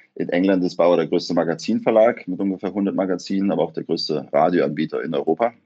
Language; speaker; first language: German; native; German